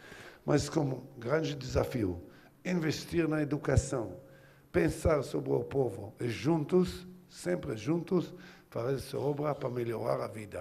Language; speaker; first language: Portuguese; non-native, learner; Hebrew